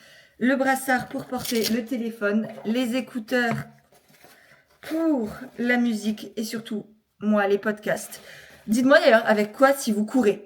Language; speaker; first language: French; native; French